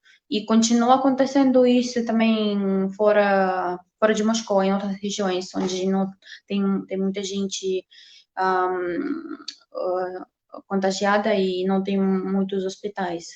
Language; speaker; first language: Portuguese; non-native, fluent; Russian